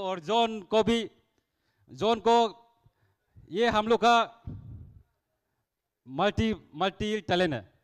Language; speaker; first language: Hindi; non-native, local second language; Kok Borok